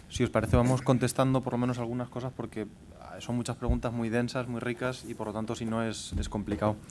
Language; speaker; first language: Spanish; native; Spanish